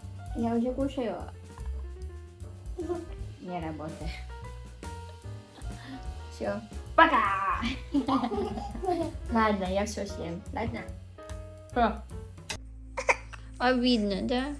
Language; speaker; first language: Russian; non-native, learner; Filipino